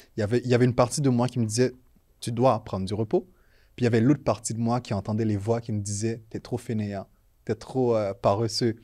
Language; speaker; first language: French; native; French